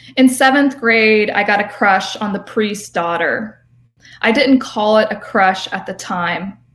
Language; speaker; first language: English; native; English